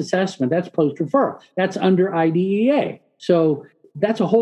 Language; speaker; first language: English; early bilingual, other home language; Spanish